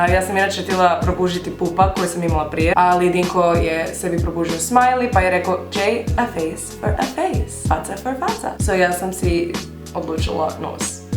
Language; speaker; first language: Bosnian; early bilingual, heritage; Croatian